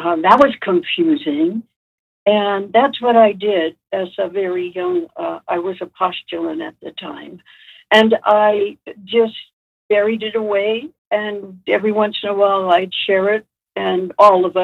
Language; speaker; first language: English; native; English